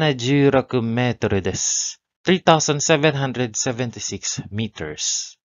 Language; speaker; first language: Japanese; non-native, learner; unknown